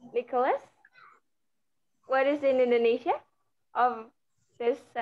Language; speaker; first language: English; non-native, fluent; Indonesian